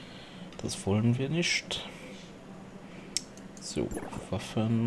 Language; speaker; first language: German; non-native, local second language; Luxembourgish